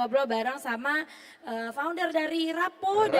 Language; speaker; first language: Indonesian; native; Indonesian